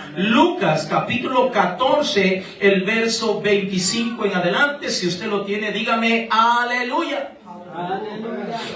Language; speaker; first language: Spanish; native; Spanish